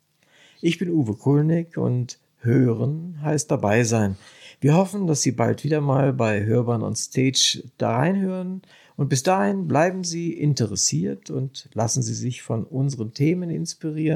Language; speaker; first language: German; native; German